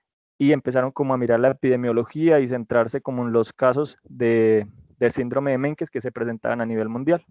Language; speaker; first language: Spanish; native; Spanish